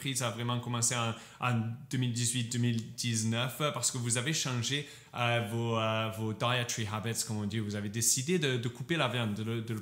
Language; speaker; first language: French; native; French